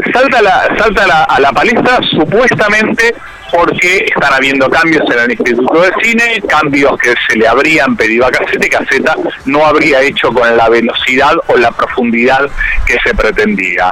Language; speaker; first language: Spanish; native; Spanish